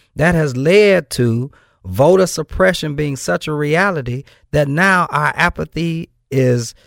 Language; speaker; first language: English; native; English